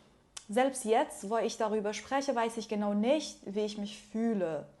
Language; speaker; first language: German; non-native, fluent; Persian